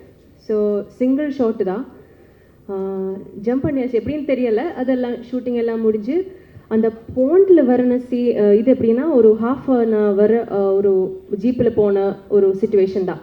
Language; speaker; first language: Tamil; non-native, learner; Malayalam